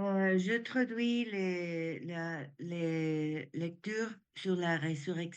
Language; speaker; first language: French; non-native, learner; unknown